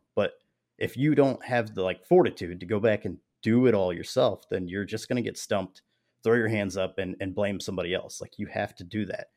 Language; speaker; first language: English; native; English